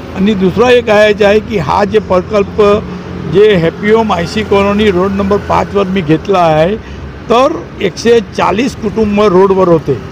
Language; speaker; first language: Marathi; non-native, local second language; Gujarati